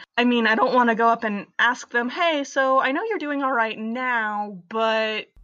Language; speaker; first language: English; native; English